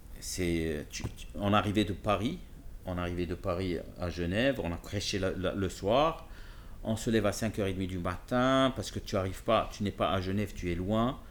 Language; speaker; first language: French; non-native, local second language; Arabic